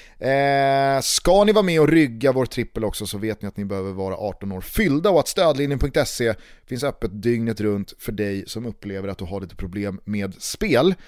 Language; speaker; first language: Swedish; native; Swedish